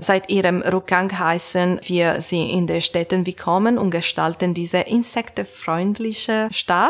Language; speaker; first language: German; non-native, learner; Italian